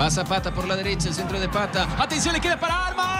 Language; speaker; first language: Spanish; native; Spanish